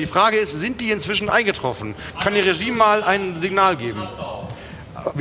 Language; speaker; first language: German; native; German